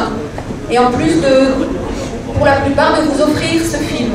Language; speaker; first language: French; native; French